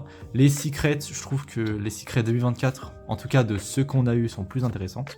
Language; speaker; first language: French; native; French